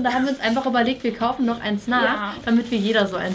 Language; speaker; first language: German; native; German